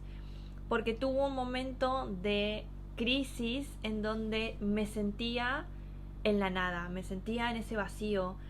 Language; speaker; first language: Spanish; native; Spanish